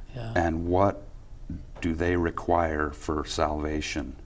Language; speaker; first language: English; native; English